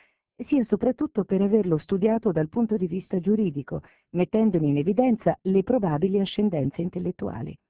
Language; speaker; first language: Italian; native; Italian